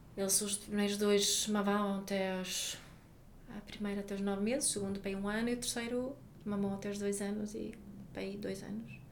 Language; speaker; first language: Portuguese; non-native, fluent; Swedish